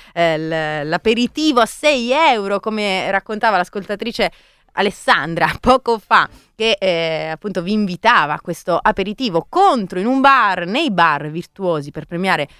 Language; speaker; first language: Italian; native; Italian